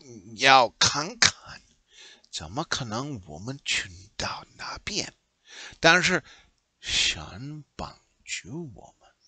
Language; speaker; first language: Chinese; non-native, learner; English